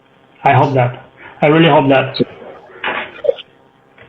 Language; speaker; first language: English; non-native, learner; Spanish